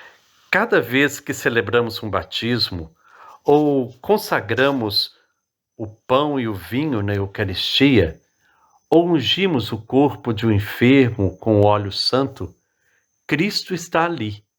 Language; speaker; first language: Portuguese; native; Portuguese